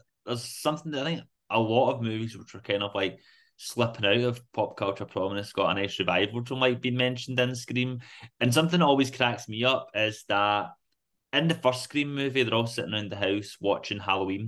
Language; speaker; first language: English; native; English